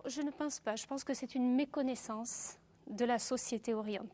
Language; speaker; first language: French; native; French